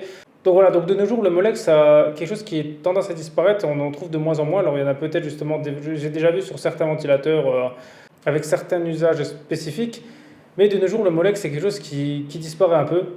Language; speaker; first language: French; native; French